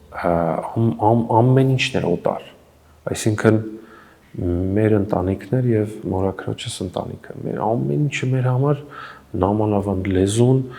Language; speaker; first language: Armenian; early bilingual, heritage; Armenian